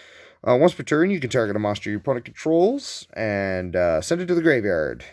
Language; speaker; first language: English; native; English